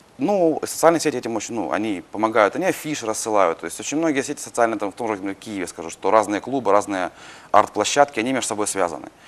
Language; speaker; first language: Russian; native; Russian